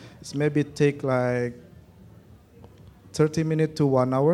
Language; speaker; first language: English; non-native, learner; Indonesian